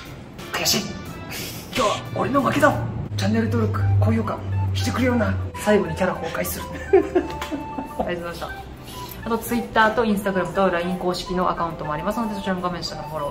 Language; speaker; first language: Japanese; native; Japanese